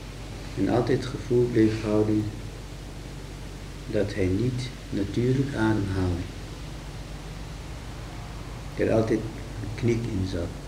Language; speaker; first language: Dutch; native; Dutch